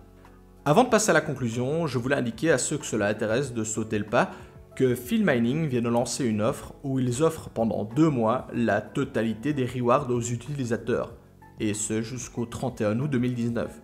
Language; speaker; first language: French; native; French